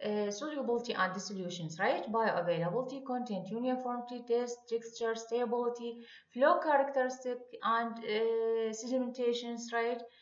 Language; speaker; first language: English; non-native, fluent; Arabic